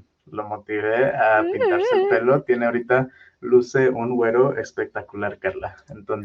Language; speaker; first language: Spanish; native; Spanish